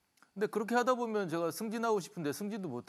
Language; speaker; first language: Korean; native; Korean